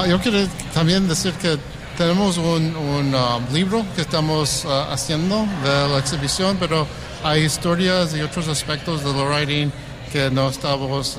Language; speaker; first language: Spanish; early bilingual, heritage; English